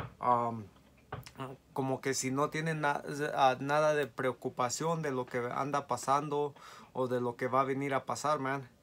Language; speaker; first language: Spanish; early bilingual, heritage; Spanish